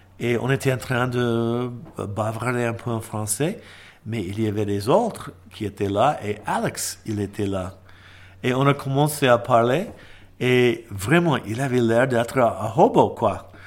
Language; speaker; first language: French; non-native, fluent; English